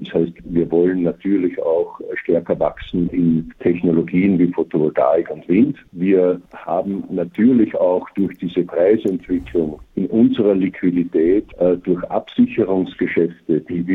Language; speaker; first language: German; native; German